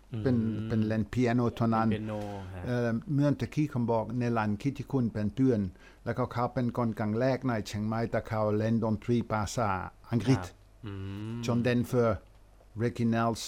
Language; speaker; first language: Thai; non-native, fluent; Dutch